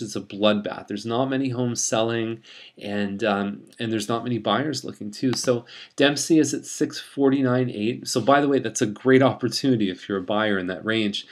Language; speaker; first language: English; native; English